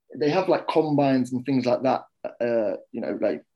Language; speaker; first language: English; native; English